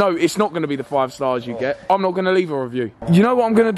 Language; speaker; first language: English; native; English